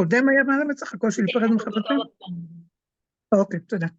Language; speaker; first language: Hebrew; native; Hebrew